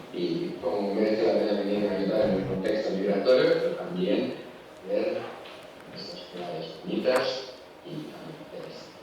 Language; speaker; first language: Spanish; non-native, learner; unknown